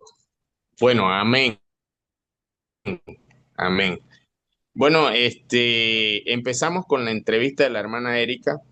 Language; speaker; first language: Spanish; native; Spanish